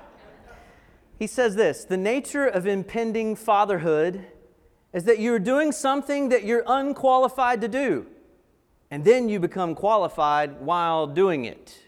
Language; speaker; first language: English; native; English